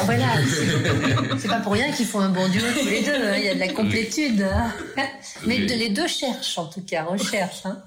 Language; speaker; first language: French; native; French